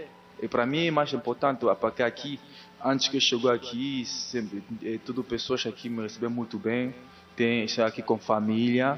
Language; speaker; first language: Portuguese; non-native, learner; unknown